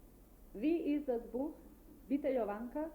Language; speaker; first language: German; non-native, fluent; Macedonian